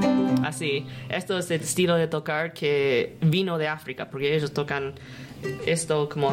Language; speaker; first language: Spanish; non-native, learner; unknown